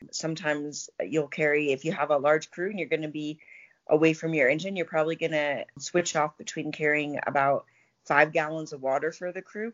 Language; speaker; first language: English; native; English